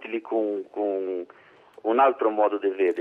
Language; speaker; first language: Italian; non-native, learner; Portuguese